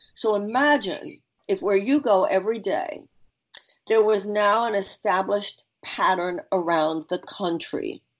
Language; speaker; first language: English; native; English